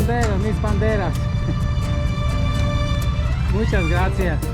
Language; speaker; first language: Spanish; non-native, learner; Slovak